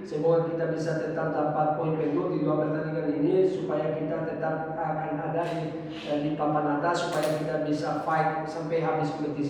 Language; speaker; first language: Indonesian; non-native, fluent; Portuguese